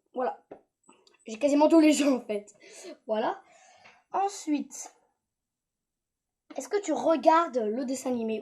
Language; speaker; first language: French; native; French